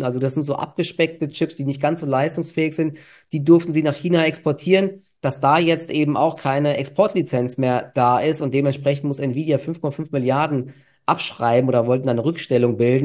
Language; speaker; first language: German; native; German